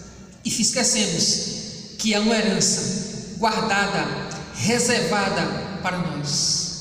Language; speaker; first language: Portuguese; native; Portuguese